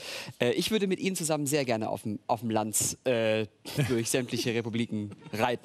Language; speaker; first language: German; native; German